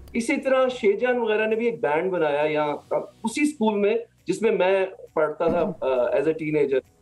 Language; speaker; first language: Urdu; native; Urdu